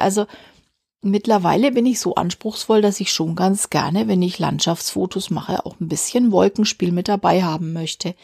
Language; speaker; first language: German; native; German